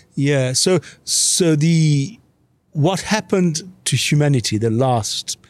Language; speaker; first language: English; non-native, fluent; Hungarian